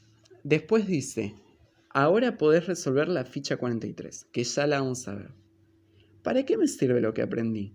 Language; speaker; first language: Spanish; native; Spanish